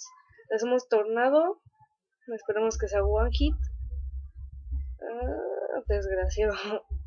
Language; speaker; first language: Spanish; native; Spanish